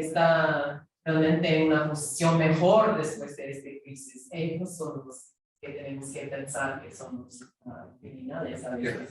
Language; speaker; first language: Spanish; non-native, fluent; English